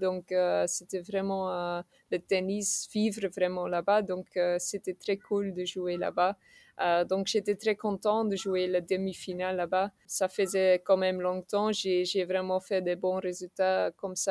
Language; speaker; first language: French; non-native, local second language; Dutch